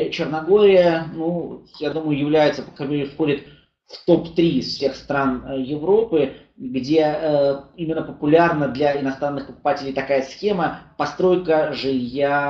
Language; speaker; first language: Russian; native; Russian